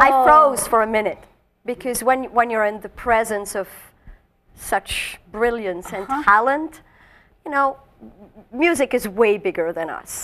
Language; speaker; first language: English; non-native, fluent; French